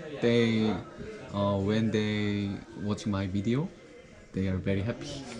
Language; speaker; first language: English; non-native, learner; Korean